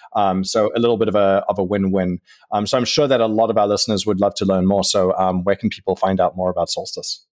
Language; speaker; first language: English; native; English